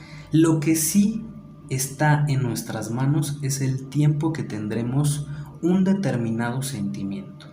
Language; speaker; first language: Spanish; native; Spanish